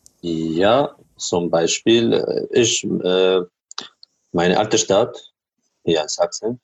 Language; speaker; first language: German; non-native, learner; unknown